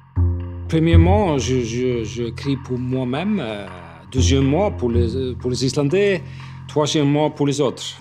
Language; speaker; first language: French; non-native, fluent; Icelandic